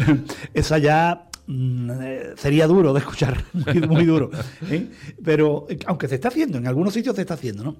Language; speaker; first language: Spanish; native; Spanish